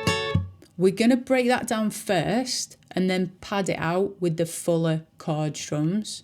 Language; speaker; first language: English; native; English